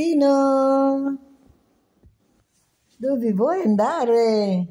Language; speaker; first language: Italian; non-native, learner; Filipino